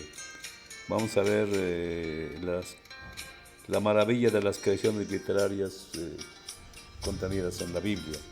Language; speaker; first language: Spanish; native; Spanish